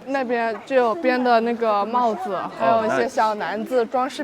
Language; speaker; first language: Chinese; native; Chinese